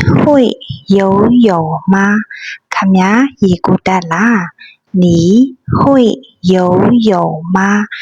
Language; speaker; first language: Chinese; non-native, fluent; Burmese